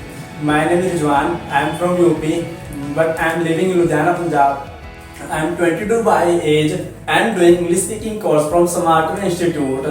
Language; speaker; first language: English; non-native, learner; Hindi